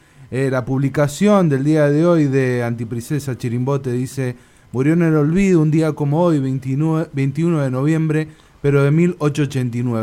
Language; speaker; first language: Spanish; native; Spanish